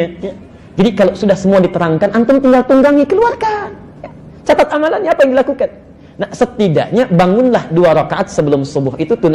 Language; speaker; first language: Indonesian; native; Indonesian